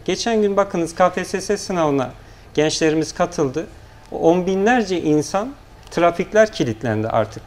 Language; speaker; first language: Turkish; native; Turkish